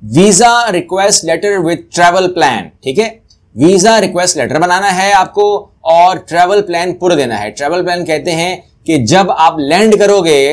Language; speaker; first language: Urdu; native; Urdu